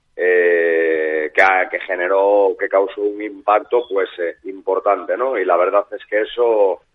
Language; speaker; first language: Spanish; native; Spanish